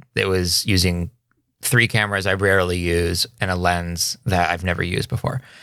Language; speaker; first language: English; native; English